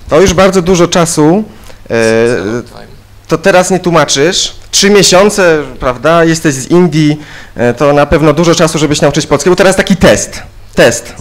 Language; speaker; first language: Polish; native; Polish